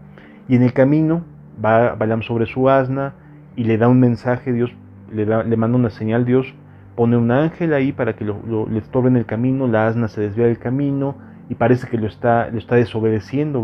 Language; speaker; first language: Spanish; native; Spanish